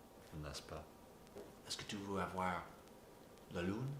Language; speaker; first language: French; non-native, learner; English